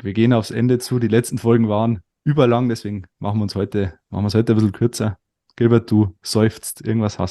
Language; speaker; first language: German; native; German